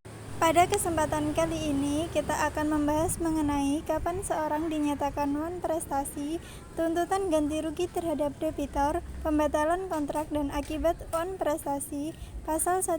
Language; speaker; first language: Indonesian; native; Indonesian